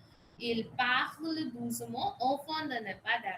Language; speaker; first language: French; non-native, fluent; Tamil